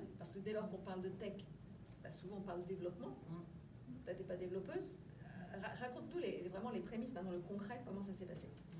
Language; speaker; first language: French; native; French